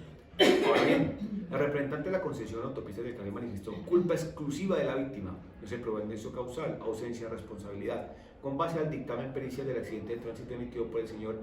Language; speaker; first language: Spanish; native; Spanish